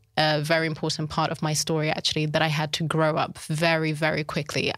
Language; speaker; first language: English; early bilingual, other home language; Shona